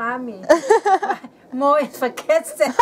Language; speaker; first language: German; non-native, learner; Thai